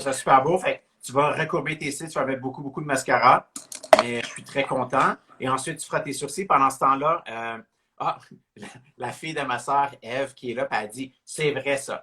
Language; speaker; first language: French; native; French